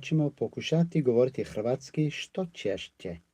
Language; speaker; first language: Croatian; non-native, learner; English